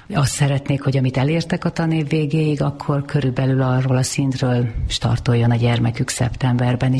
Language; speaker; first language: Hungarian; native; Hungarian